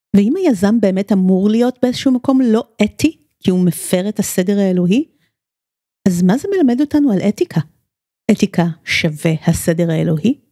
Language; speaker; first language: Hebrew; native; Hebrew